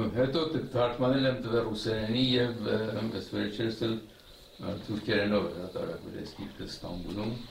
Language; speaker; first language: Armenian; early bilingual, heritage; Armenian